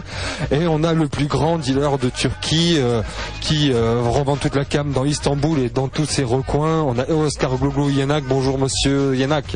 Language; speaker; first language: French; native; French